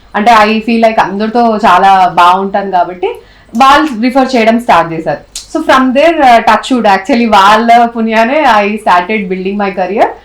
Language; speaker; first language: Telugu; non-native, local second language; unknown